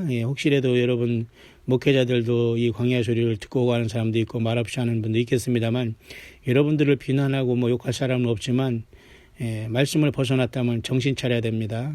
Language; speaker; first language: Korean; native; Korean